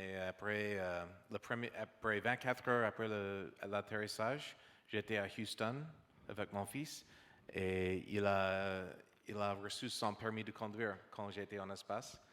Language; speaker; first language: French; non-native, learner; English